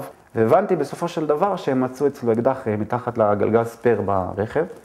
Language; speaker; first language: Hebrew; native; Hebrew